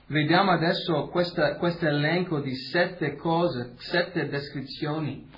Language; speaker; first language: Italian; early bilingual, heritage; Italian